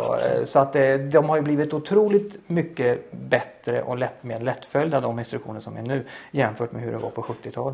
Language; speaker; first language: Swedish; native; Swedish